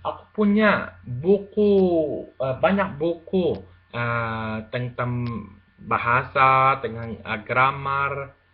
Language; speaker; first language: Indonesian; non-native, learner; Spanish